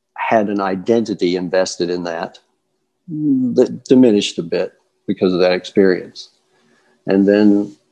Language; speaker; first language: English; native; English